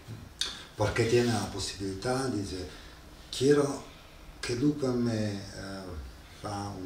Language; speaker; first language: Spanish; non-native, learner; Italian